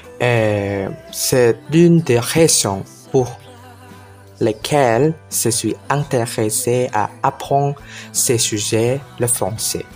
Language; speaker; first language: French; non-native, learner; Indonesian